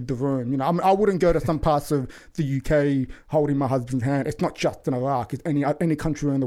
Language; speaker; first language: English; native; English